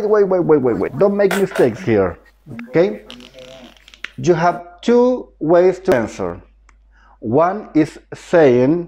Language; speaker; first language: English; non-native, fluent; Spanish